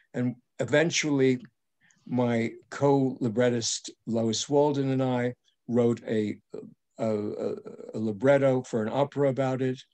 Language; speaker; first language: English; early bilingual, other home language; French